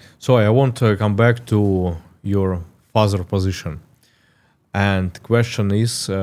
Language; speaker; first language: English; non-native, learner; Russian